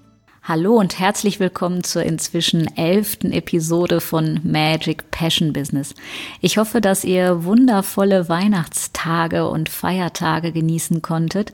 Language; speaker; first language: German; native; German